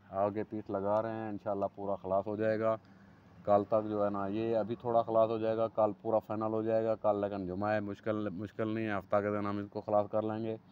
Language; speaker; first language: Urdu; non-native, local second language; Saraiki